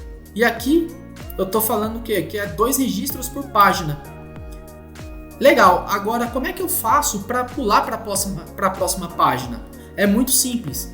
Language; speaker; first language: Portuguese; native; Portuguese